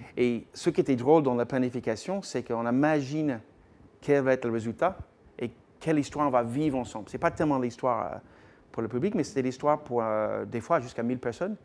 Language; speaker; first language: French; non-native, fluent; English